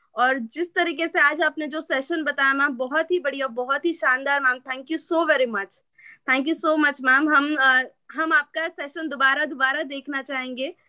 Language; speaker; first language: Hindi; non-native, local second language; Marathi